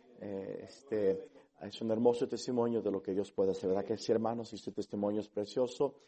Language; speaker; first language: Spanish; early bilingual, heritage; Spanish